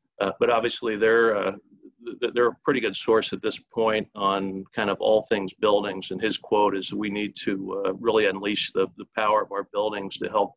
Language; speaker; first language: English; native; English